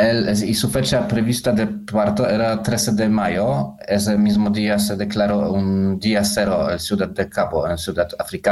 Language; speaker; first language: Spanish; non-native, fluent; Polish